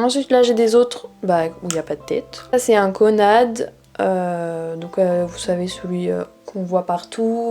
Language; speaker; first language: French; native; French